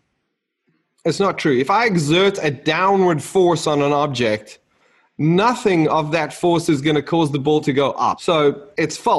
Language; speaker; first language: English; native; English